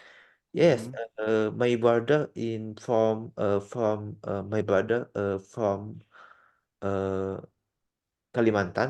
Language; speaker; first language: English; non-native, learner; Indonesian